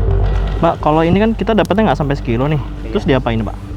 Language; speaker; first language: Indonesian; native; Indonesian